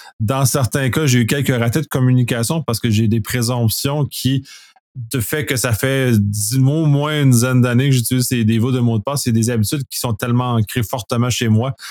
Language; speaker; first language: French; native; French